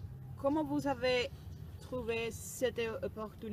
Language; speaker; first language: French; non-native, learner; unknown